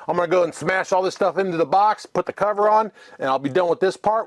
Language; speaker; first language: English; native; English